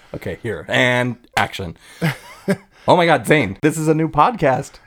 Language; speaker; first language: English; native; English